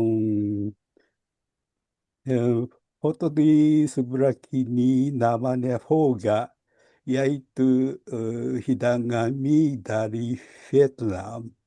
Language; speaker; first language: Indonesian; non-native, learner; Japanese